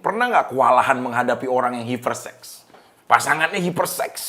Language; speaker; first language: Indonesian; native; Indonesian